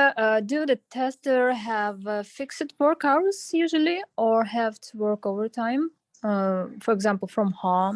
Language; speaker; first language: English; non-native, learner; Russian